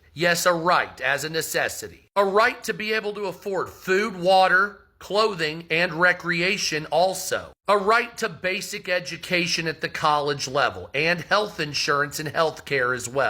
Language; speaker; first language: English; native; English